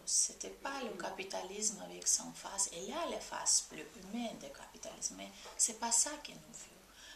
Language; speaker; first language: French; non-native, fluent; Georgian